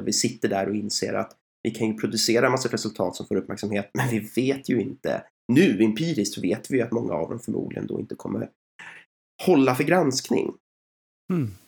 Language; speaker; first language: Swedish; native; Swedish